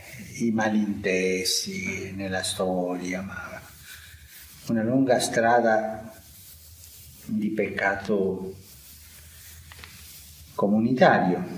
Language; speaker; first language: Italian; non-native, fluent; Spanish